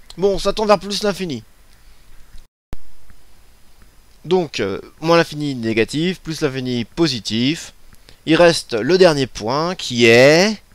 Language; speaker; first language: French; native; French